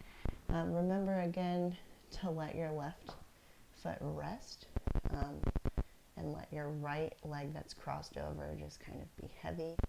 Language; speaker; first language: English; native; English